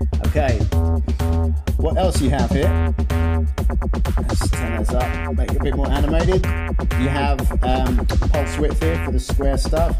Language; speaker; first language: English; native; English